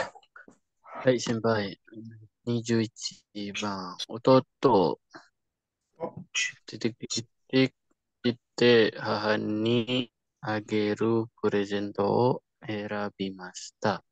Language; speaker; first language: Japanese; non-native, learner; Indonesian